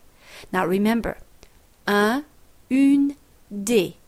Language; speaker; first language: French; non-native, fluent; English